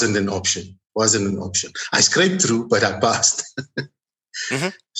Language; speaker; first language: English; non-native, local second language; Afrikaans